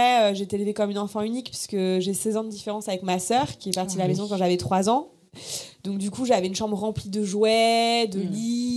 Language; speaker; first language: French; native; French